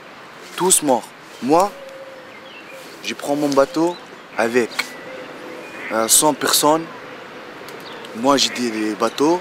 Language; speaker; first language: French; non-native, learner; Arabic